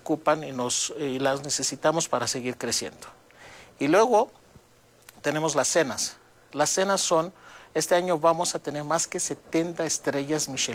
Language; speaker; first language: Spanish; native; Spanish